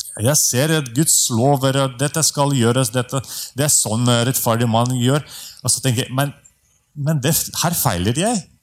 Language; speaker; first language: Norwegian; non-native, fluent; Russian